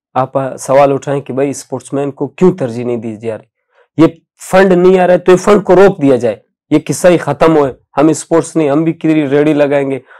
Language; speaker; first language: Urdu; non-native, local second language; Baluchi